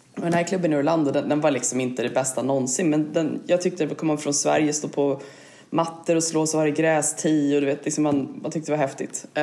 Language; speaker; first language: Swedish; native; Swedish